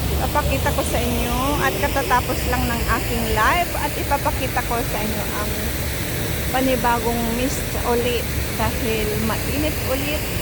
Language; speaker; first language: Filipino; native; Filipino